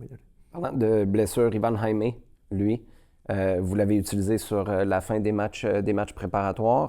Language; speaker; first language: French; native; French